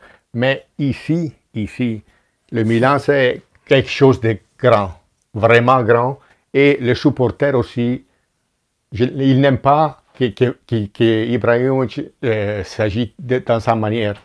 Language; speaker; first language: French; non-native, fluent; Italian